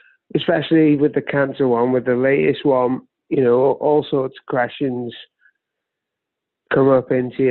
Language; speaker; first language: English; native; English